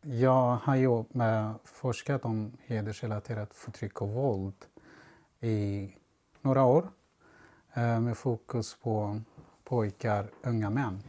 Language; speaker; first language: Swedish; non-native, fluent; Central Kurdish